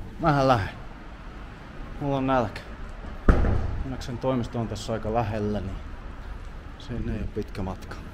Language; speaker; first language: Finnish; native; Finnish